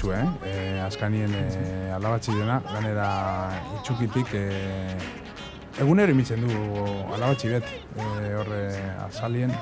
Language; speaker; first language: Basque; native; Basque